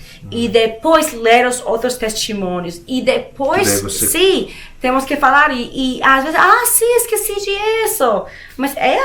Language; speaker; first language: Portuguese; non-native, fluent; Spanish